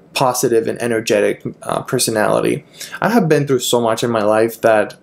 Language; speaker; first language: English; non-native, fluent; Spanish